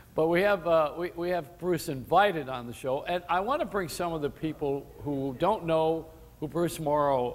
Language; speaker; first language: English; native; English